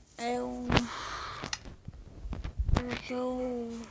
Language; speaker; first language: Portuguese; native; Portuguese